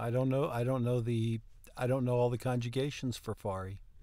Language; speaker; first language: English; native; English